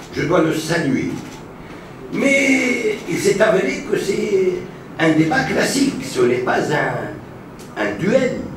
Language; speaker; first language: French; non-native, local second language; Arabic